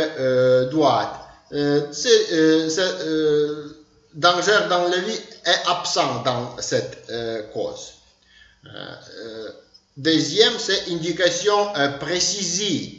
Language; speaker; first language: French; non-native, learner; Ukrainian